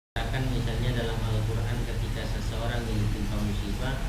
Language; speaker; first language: Indonesian; native; Indonesian